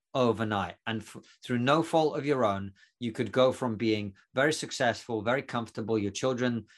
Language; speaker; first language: English; non-native, fluent; Russian